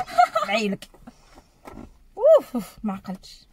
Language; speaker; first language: Arabic; native; Arabic